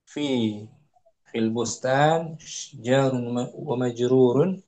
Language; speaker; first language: Arabic; non-native, fluent; Indonesian